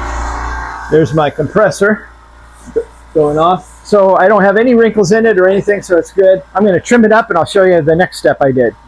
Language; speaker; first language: English; native; English